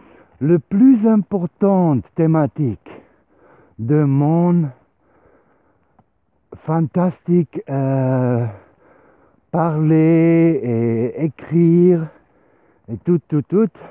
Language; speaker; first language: French; non-native, learner; Swiss German